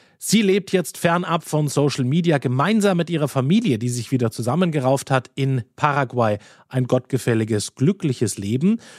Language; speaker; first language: German; native; German